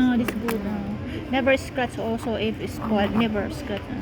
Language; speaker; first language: English; non-native, learner; Filipino